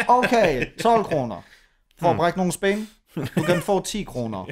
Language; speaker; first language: Danish; native; Danish